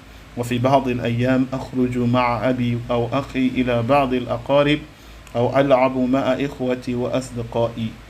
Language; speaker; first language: Arabic; non-native, fluent; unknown